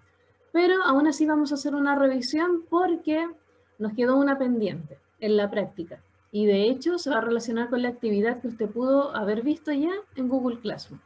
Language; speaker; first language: Spanish; native; Spanish